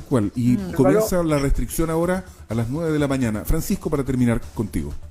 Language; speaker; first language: Spanish; native; Spanish